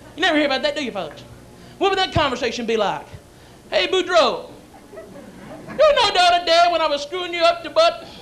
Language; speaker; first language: English; native; English